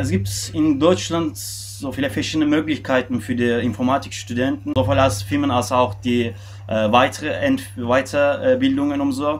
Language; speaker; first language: German; non-native, fluent; Turkish